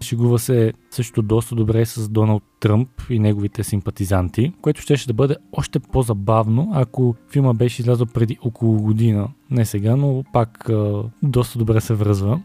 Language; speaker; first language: Bulgarian; native; Bulgarian